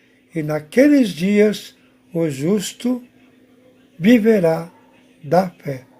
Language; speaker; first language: Portuguese; native; Portuguese